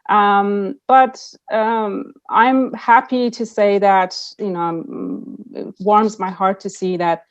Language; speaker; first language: English; non-native, fluent; Persian